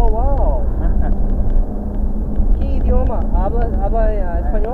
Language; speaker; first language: Spanish; non-native, learner; English